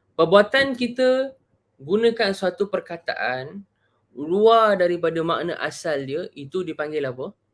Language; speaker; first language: Malay; native; Malay